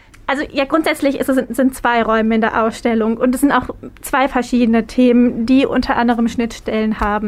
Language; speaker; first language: German; native; German